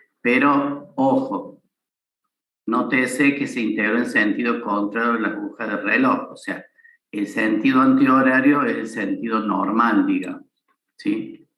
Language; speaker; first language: Spanish; native; Spanish